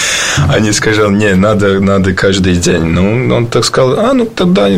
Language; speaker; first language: Russian; non-native, learner; Latvian